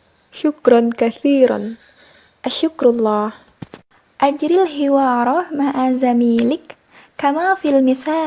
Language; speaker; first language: Arabic; non-native, learner; Indonesian